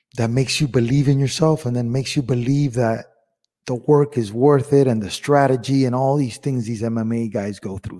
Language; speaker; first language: English; early bilingual, other home language; Spanish